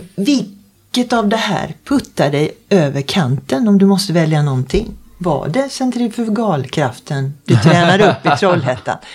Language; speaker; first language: Swedish; native; Swedish